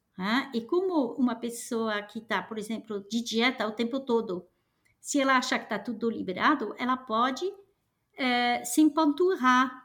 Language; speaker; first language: Portuguese; non-native, fluent; French